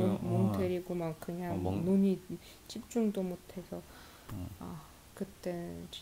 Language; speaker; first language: Korean; non-native, fluent; Russian